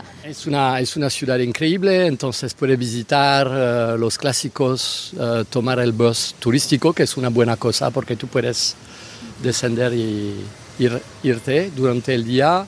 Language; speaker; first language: Spanish; non-native, fluent; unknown